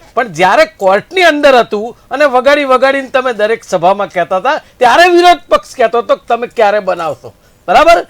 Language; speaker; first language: Gujarati; native; Gujarati